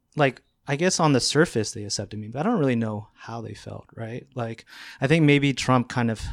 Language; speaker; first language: English; native; English